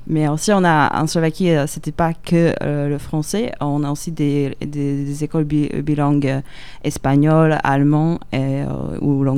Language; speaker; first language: French; non-native, fluent; Slovak